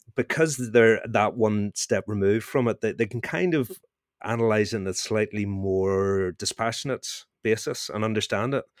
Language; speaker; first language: English; native; English